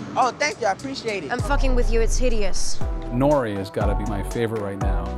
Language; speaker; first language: English; native; English